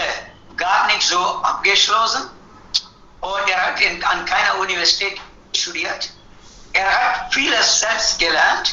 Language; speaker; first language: German; non-native, fluent; Tamil